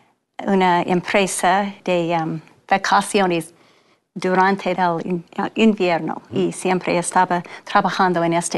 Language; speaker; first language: Spanish; non-native, fluent; English